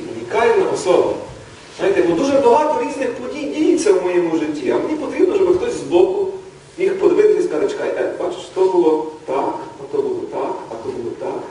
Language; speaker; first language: Ukrainian; native; Ukrainian